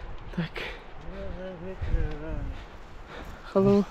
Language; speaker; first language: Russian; non-native, learner; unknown